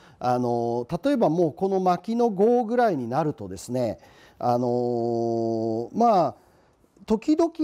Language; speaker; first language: Japanese; native; Japanese